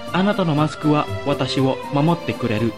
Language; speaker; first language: Japanese; non-native, fluent; Indonesian